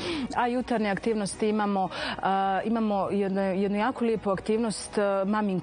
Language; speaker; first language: Serbian; native; Serbian